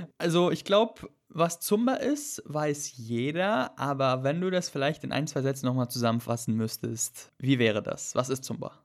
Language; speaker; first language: German; native; German